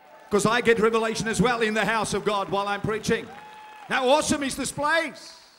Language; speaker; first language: English; non-native, local second language; Afrikaans